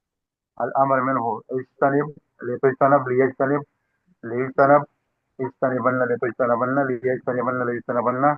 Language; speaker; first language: Arabic; non-native, learner; Urdu